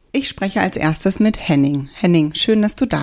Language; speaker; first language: German; native; German